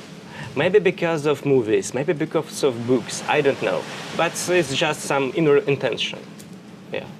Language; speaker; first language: English; non-native, fluent; Russian